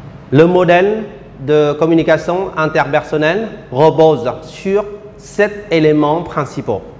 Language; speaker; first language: French; non-native, fluent; Vietnamese